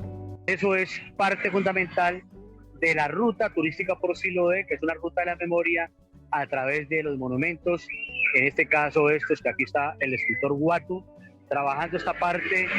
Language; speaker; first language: Spanish; native; Spanish